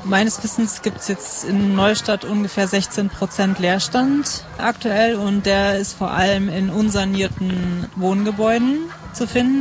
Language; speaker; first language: German; native; German